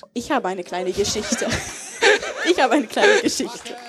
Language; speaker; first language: German; non-native, fluent; English